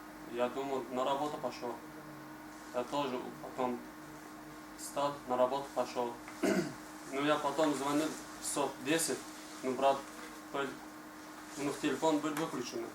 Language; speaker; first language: Russian; non-native, learner; Tajik